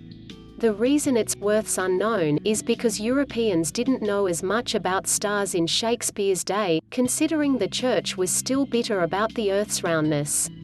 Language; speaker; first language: English; native; English